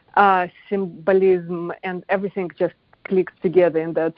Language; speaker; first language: English; non-native, fluent; Russian